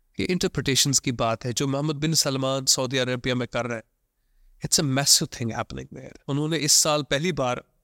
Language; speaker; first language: Hindi; non-native, local second language; Kashmiri